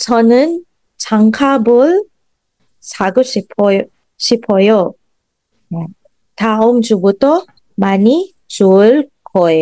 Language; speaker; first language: Korean; non-native, fluent; Filipino